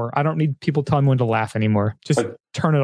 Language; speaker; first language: English; native; English